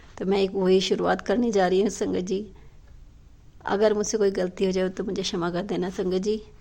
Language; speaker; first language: Hindi; native; Hindi